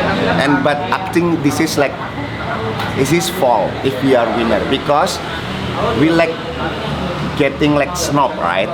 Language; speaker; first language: English; non-native, learner; Indonesian